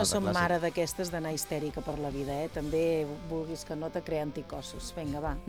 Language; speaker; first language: Catalan; native; Catalan